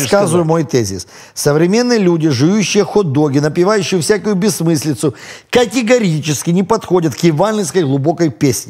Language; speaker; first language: Russian; native; Russian